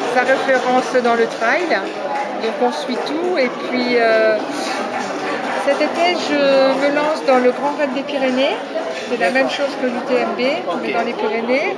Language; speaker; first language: French; native; French